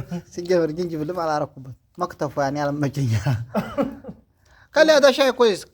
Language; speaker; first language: Arabic; non-native, learner; Amharic